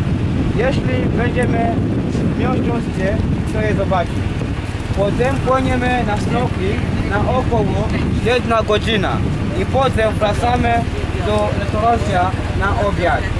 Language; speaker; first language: Polish; non-native, learner; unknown